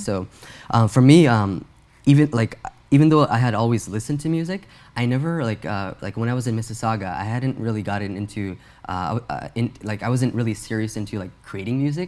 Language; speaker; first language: English; early bilingual, other home language; Urdu